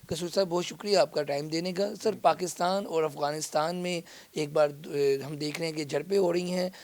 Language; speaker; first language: Urdu; native; Urdu